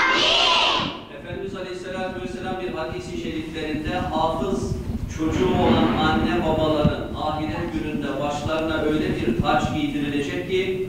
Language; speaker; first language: Turkish; native; Turkish